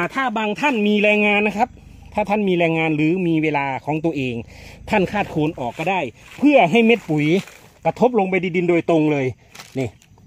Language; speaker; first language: Thai; native; Thai